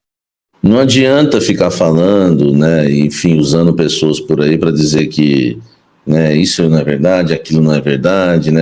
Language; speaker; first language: Portuguese; native; Portuguese